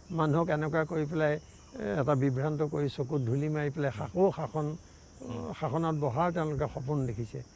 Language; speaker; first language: Assamese; native; Assamese